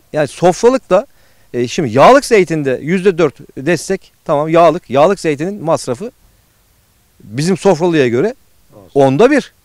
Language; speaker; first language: Turkish; native; Turkish